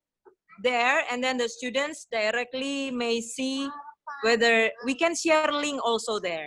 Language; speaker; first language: English; non-native, learner; Indonesian